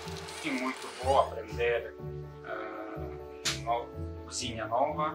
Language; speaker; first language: Portuguese; non-native, learner; Armenian